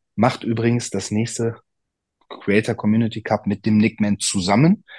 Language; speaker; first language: German; native; German